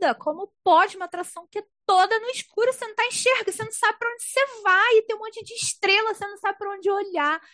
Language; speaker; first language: Portuguese; native; Portuguese